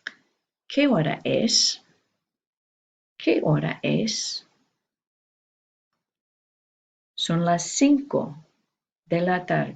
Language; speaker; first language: Spanish; non-native, fluent; English